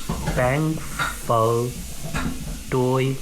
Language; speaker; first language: Vietnamese; non-native, learner; English